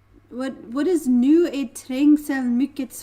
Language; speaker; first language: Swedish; non-native, learner; English